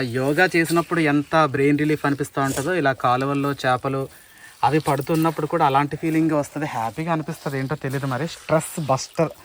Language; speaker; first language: Telugu; non-native, local second language; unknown